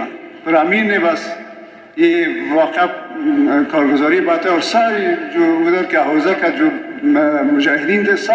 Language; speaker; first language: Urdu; non-native, local second language; Pashto